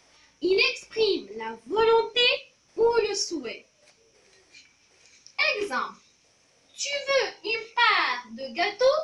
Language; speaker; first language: French; non-native, local second language; Arabic